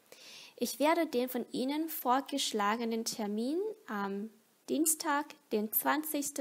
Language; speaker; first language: German; non-native, fluent; Vietnamese